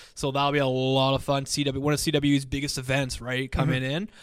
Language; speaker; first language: English; native; English